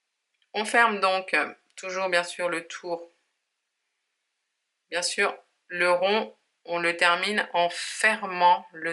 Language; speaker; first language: French; native; French